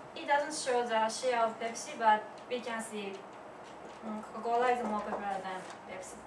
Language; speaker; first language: English; non-native, learner; Japanese